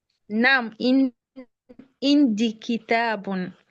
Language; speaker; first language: Arabic; non-native, learner; English